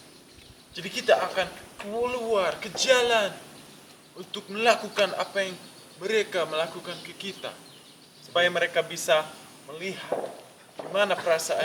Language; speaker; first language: Indonesian; early bilingual, other home language; English